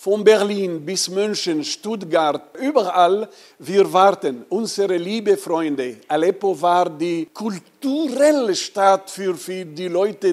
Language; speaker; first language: German; non-native, fluent; Arabic